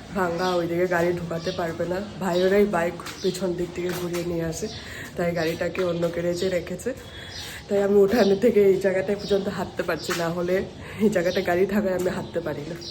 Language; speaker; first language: Bangla; native; Bangla